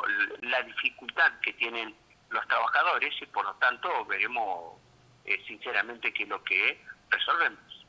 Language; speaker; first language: Spanish; native; Spanish